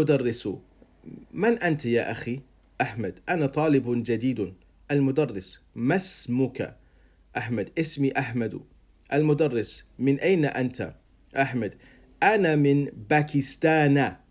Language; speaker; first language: Arabic; non-native, fluent; English